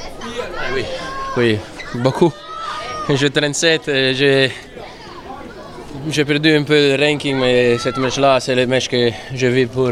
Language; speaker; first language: French; non-native, fluent; Italian